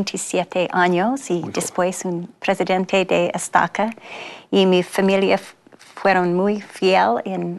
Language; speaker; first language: Spanish; non-native, fluent; English